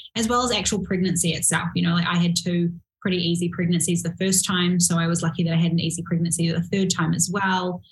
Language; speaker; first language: English; native; English